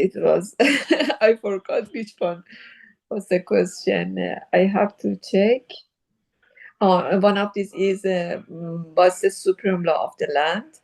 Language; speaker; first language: English; non-native, learner; Persian